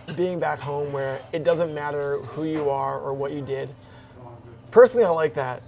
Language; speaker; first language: English; native; English